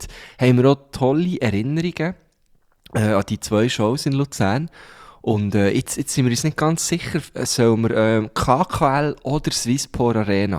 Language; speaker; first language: German; native; German